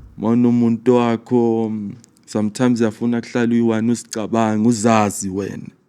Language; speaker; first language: Zulu; non-native, local second language; Swati